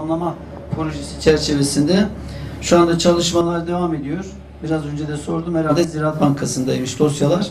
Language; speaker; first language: Turkish; native; Turkish